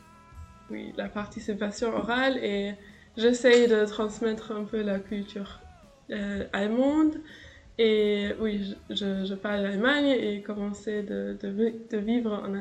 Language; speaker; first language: French; non-native, fluent; German